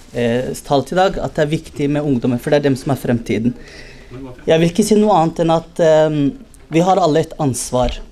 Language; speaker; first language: Norwegian; early bilingual, other home language; Somali